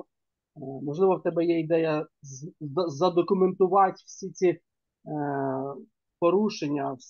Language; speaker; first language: Ukrainian; native; Ukrainian